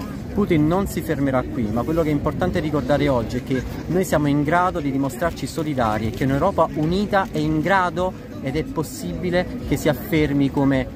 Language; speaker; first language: Italian; native; Italian